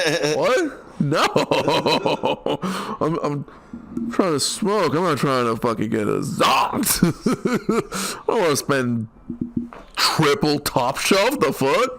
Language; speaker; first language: English; native; English